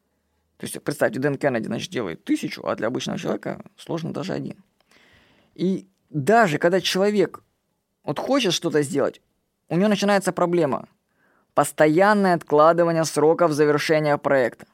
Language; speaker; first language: Russian; native; Russian